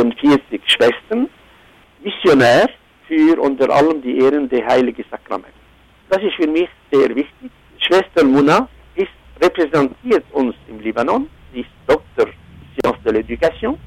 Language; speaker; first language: German; non-native, fluent; Arabic